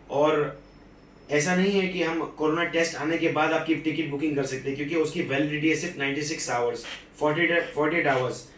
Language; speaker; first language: Hindi; native; Hindi